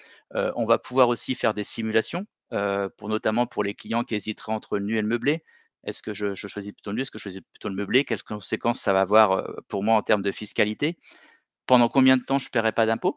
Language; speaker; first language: French; native; French